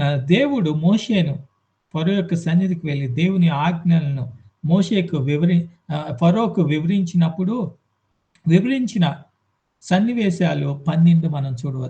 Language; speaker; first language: Telugu; native; Telugu